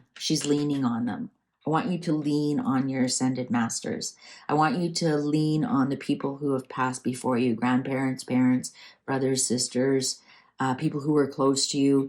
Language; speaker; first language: English; native; English